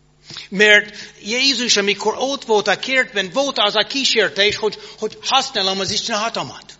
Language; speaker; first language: Hungarian; non-native, fluent; English